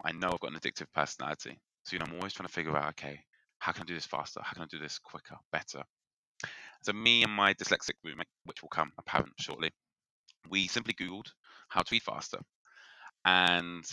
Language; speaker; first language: English; native; English